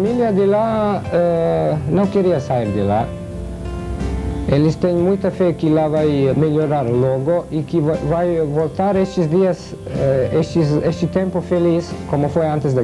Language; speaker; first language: Portuguese; non-native, fluent; Serbian